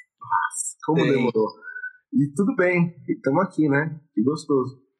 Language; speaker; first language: Portuguese; native; Portuguese